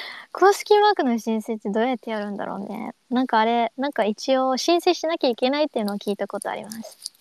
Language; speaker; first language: Japanese; early bilingual, other home language; English